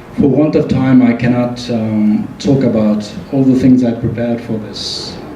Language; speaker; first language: English; non-native, fluent; Japanese